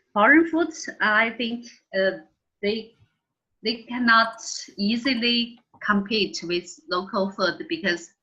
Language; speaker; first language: English; non-native, learner; Chinese